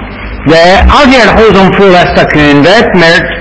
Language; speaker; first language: Hungarian; non-native, fluent; English